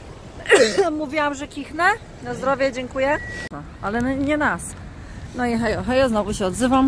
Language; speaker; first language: Polish; native; Polish